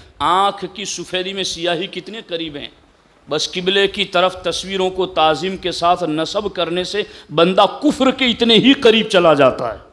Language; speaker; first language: Urdu; non-native, local second language; Gujarati